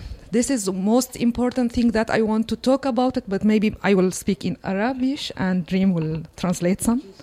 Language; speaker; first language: English; non-native, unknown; Kurdish